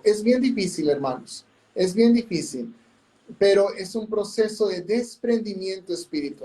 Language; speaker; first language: Spanish; native; Spanish